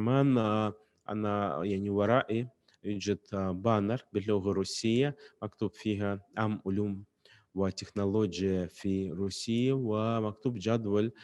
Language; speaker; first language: Arabic; non-native, fluent; Russian